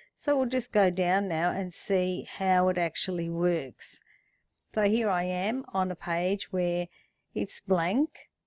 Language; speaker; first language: English; native; English